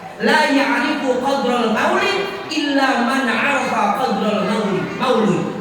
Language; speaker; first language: Indonesian; non-native, local second language; Sundanese